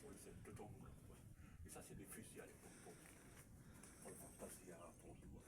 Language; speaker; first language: French; non-native, local second language; Arabic